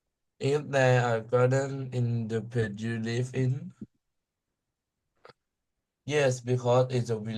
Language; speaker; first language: English; non-native, learner; Thai